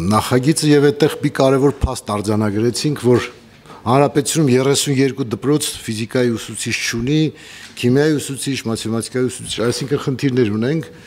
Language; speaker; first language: Armenian; native; Armenian